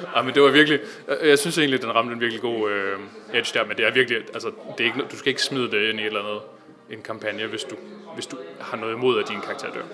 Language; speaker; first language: Danish; native; Danish